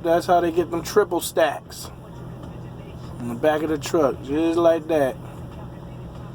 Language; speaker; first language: English; native; English